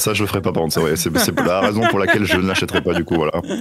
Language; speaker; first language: French; native; French